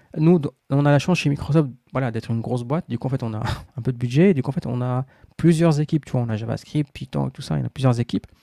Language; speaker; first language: French; non-native, local second language; Arabic